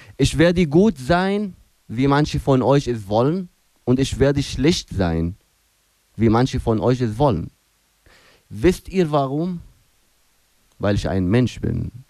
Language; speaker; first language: German; non-native, fluent; Arabic